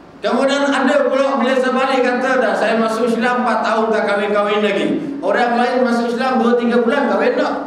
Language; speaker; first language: Malay; non-native, local second language; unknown